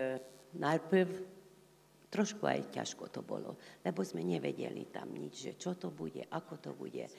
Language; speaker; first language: Slovak; non-native, local second language; Hungarian